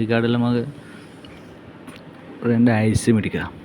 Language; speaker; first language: Malayalam; non-native, learner; Hindi